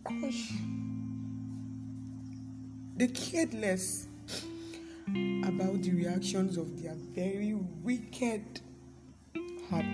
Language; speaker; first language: English; non-native, local second language; Yoruba